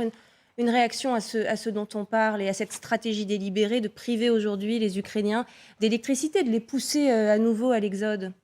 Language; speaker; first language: French; native; French